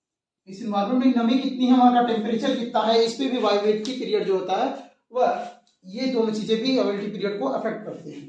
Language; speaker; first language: Hindi; native; Hindi